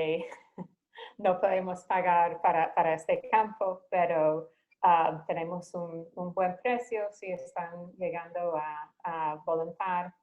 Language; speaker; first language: Spanish; non-native, fluent; English